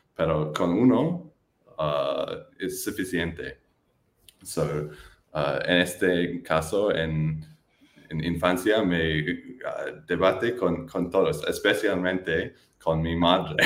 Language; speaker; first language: Spanish; non-native, learner; English